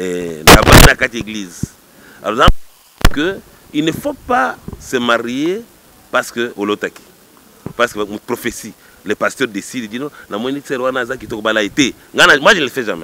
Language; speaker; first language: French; non-native, local second language; Lingala